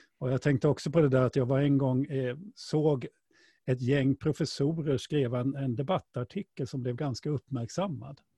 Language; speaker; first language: Swedish; native; Swedish